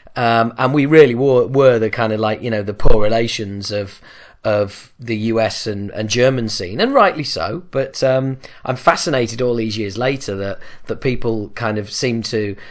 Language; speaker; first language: English; native; English